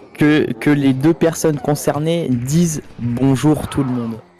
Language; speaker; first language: French; native; French